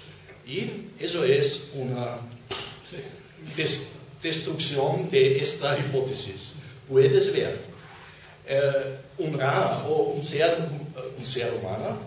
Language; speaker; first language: Spanish; non-native, fluent; German